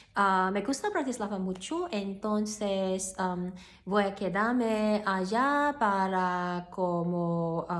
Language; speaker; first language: Spanish; non-native, learner; Cantonese